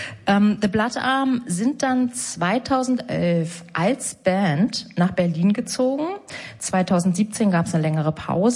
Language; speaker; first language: German; native; German